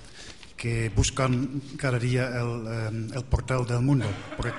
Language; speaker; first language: Spanish; non-native, fluent; Dutch